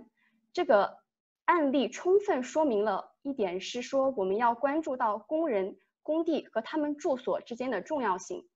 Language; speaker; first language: Chinese; native; Chinese